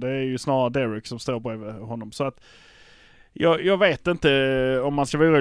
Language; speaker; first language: Swedish; native; Swedish